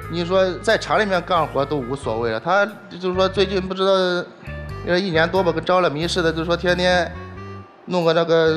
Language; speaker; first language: Chinese; native; Chinese